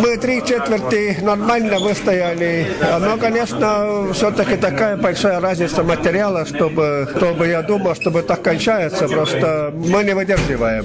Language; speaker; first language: Russian; non-native, learner; Estonian